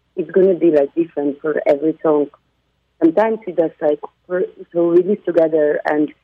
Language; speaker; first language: English; non-native, fluent; Polish